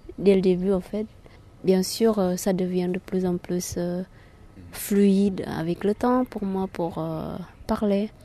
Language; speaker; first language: French; non-native, fluent; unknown